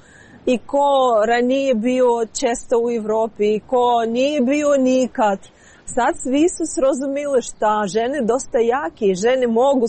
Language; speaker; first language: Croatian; non-native, learner; Ukrainian